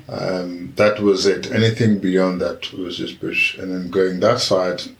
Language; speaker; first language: English; non-native, local second language; Tswana